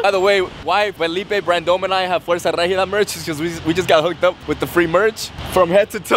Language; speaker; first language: English; early bilingual, other home language; Spanish